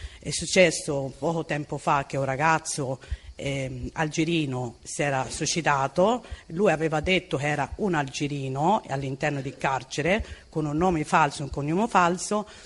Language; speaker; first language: Italian; non-native, fluent; Arabic